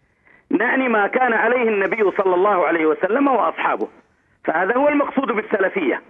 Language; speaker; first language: Arabic; native; Arabic